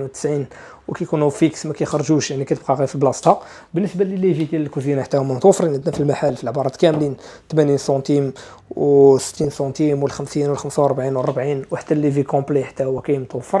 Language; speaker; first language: Arabic; native; Arabic